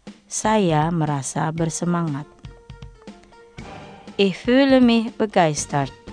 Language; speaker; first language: German; non-native, fluent; Indonesian